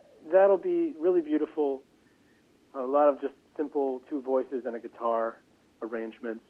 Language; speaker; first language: English; native; English